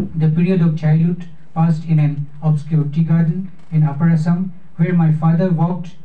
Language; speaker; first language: English; non-native, local second language; Assamese